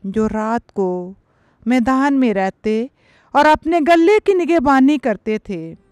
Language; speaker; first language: Urdu; non-native, local second language; Punjabi